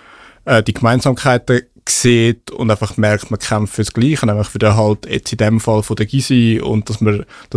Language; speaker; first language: German; native; German